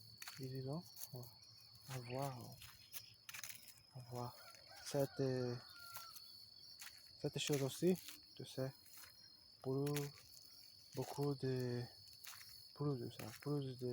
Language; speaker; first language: French; non-native, learner; Portuguese